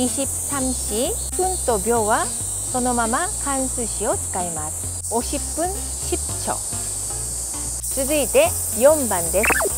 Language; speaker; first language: Japanese; non-native, fluent; Korean